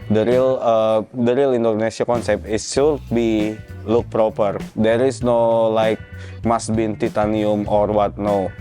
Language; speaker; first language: English; non-native, learner; Indonesian